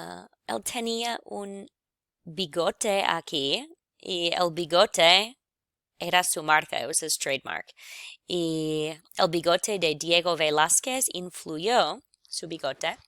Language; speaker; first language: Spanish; non-native, fluent; English